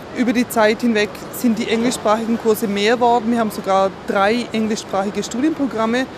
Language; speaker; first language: German; native; German